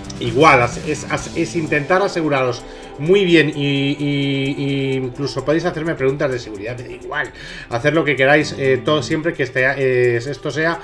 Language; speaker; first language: Spanish; native; Spanish